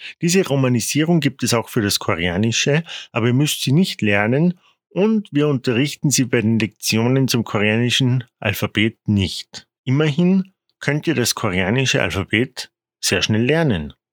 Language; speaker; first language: German; non-native, fluent; Korean